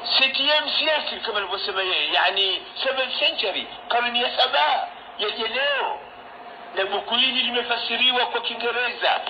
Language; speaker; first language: Swahili; native; Swahili